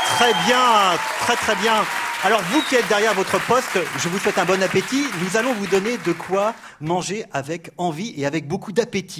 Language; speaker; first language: French; native; French